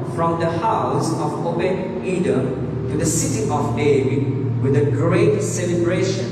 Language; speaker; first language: English; non-native, local second language; Sinhala